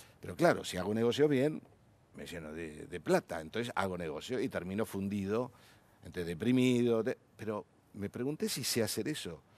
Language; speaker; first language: Spanish; native; Spanish